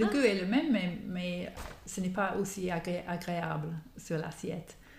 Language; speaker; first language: French; non-native, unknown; English